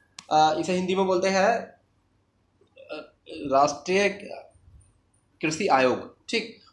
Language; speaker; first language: Hindi; native; Hindi